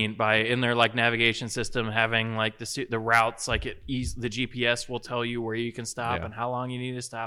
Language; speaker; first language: English; native; English